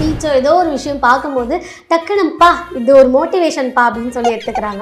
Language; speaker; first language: Tamil; native; Tamil